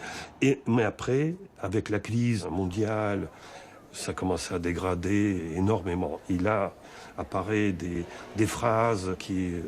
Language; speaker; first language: French; non-native, fluent; Russian